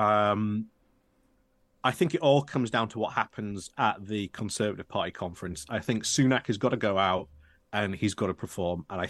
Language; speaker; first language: English; native; English